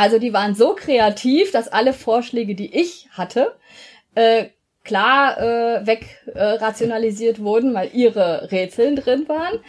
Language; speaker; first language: German; native; German